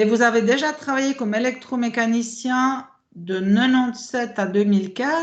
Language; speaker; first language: French; native; French